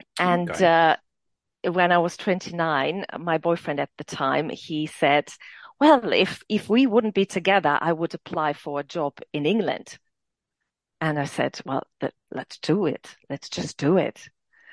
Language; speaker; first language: English; non-native, fluent; German